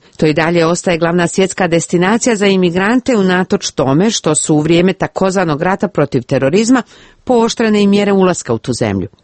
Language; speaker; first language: Croatian; native; Croatian